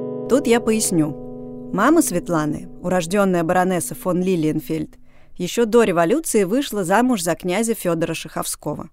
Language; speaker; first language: Russian; native; Russian